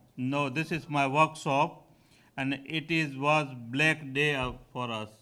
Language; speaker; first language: English; non-native, local second language; Kachhi